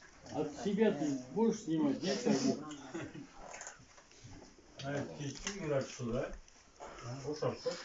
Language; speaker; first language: Russian; non-native, learner; Tajik